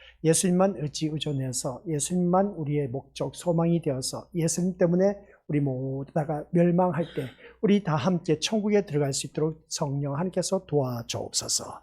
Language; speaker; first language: Korean; native; Korean